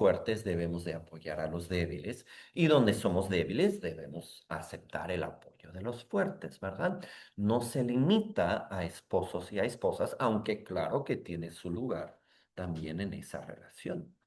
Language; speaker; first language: Spanish; native; Spanish